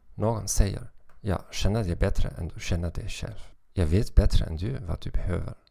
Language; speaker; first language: Swedish; non-native, fluent; German